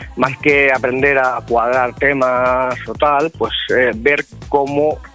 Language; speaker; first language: Spanish; native; Spanish